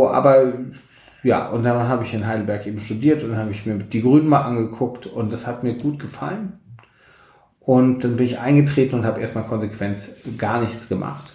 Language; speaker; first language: German; native; German